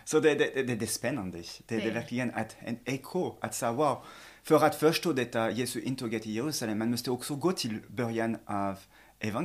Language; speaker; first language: Swedish; non-native, fluent; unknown